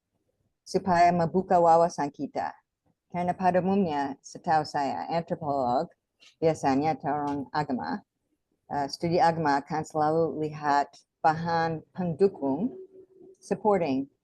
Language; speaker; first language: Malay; non-native, fluent; English